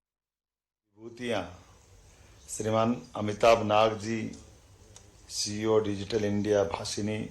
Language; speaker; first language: Hindi; native; Hindi